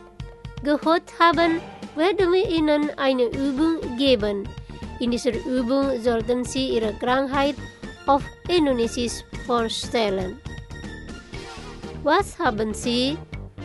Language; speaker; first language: German; non-native, fluent; Indonesian